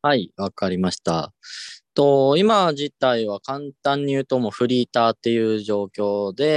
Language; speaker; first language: Japanese; native; Japanese